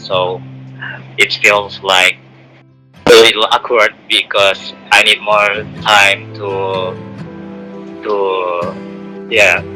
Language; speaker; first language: English; non-native, learner; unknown